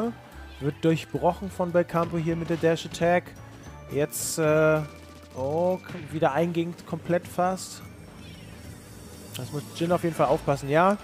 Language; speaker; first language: German; native; German